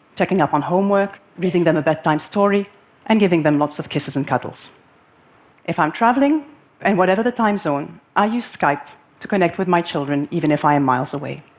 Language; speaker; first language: English; non-native, fluent; Arabic